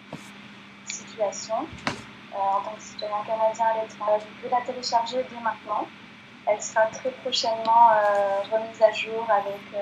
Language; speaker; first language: French; native; French